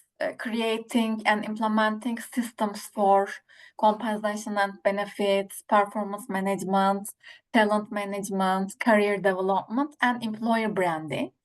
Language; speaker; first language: English; non-native, learner; Turkish